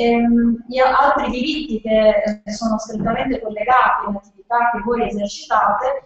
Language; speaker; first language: Italian; native; Italian